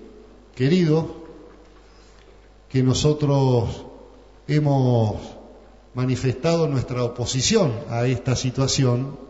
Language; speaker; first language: Spanish; native; Spanish